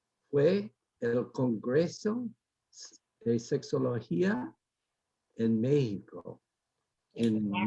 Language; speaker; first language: Spanish; non-native, learner; English